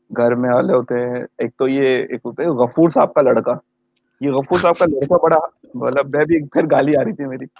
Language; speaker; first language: Urdu; native; Urdu